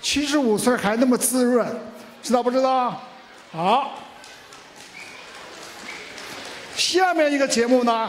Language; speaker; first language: Chinese; native; Chinese